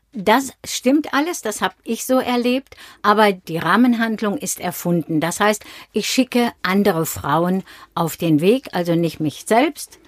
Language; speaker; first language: German; native; German